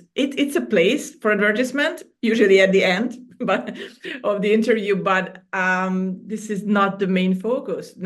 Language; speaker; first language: English; non-native, fluent; Hungarian